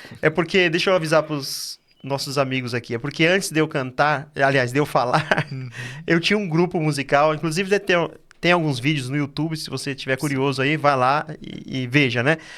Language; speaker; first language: Portuguese; native; Portuguese